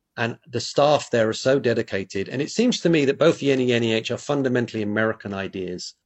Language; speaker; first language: English; native; English